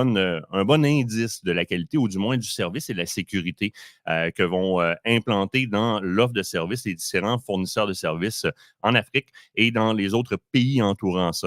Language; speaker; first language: French; native; French